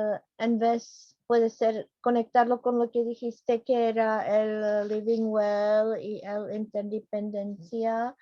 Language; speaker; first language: Spanish; non-native, fluent; Czech